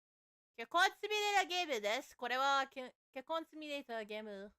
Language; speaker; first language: Japanese; non-native, learner; English